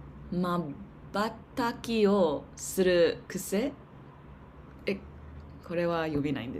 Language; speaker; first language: Japanese; non-native, learner; English